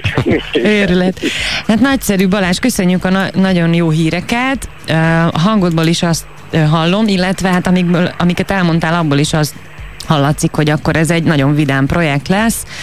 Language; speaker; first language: Hungarian; native; Hungarian